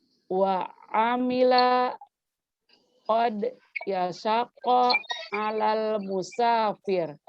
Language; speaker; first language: Arabic; non-native, learner; Indonesian